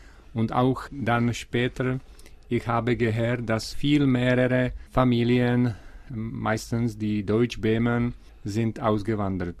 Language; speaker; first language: German; non-native, learner; Czech